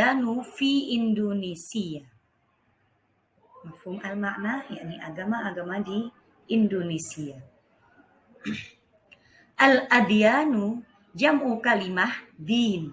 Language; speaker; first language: Arabic; non-native, fluent; Indonesian